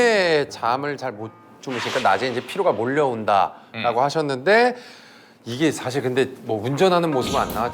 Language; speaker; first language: Korean; native; Korean